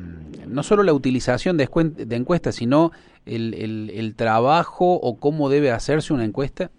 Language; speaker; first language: Spanish; native; Spanish